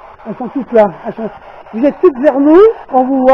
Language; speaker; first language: French; native; French